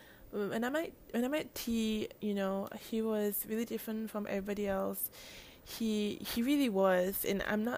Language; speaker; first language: English; native; English